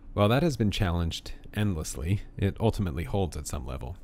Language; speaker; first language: English; native; English